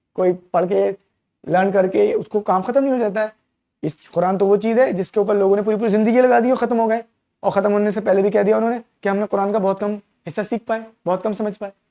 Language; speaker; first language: Urdu; native; Urdu